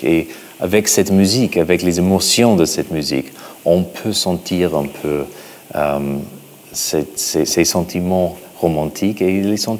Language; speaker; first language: French; non-native, fluent; English